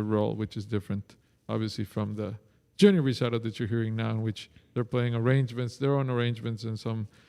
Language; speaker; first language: English; non-native, fluent; Spanish